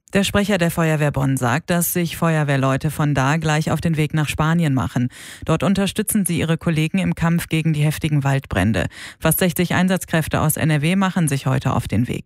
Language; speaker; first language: German; native; German